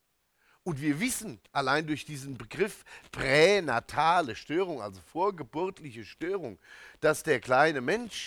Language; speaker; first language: German; native; German